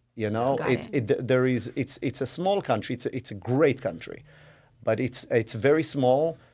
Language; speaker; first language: English; non-native, fluent; Hebrew